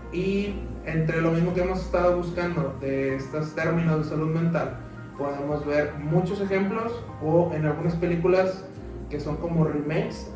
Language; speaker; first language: Spanish; native; Spanish